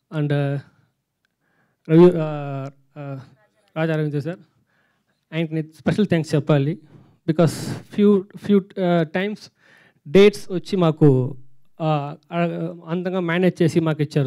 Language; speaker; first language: Telugu; non-native, learner; Tamil